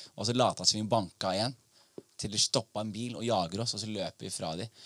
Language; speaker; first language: Norwegian; early bilingual, other home language; Somali